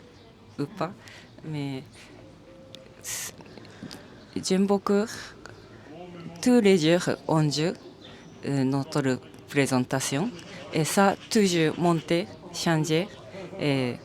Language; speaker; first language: French; non-native, learner; Japanese